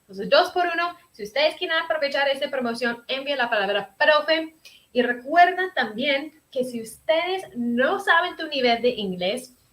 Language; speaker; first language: Spanish; early bilingual, heritage; Spanish